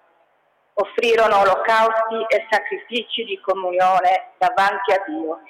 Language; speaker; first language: Italian; native; Italian